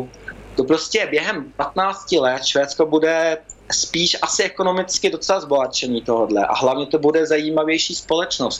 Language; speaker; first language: Czech; early bilingual, heritage; Czech